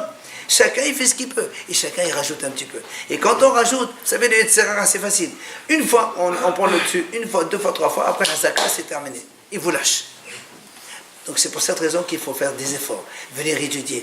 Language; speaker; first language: French; native; French